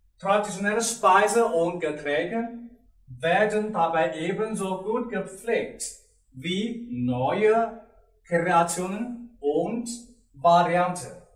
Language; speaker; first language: German; non-native, learner; Chinese